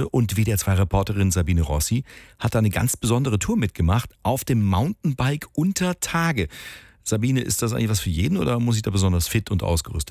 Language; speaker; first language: German; native; German